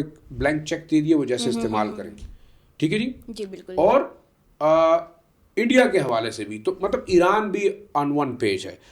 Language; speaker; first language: Urdu; native; Urdu